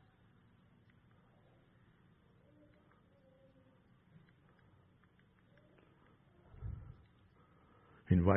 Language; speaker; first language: English; native; English